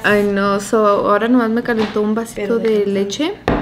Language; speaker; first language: Spanish; early bilingual, heritage; Spanish